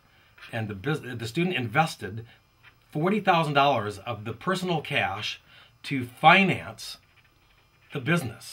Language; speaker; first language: English; native; English